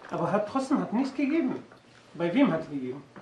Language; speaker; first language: German; non-native, learner; Arabic